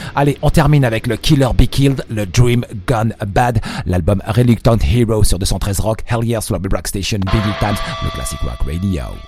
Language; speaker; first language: French; native; French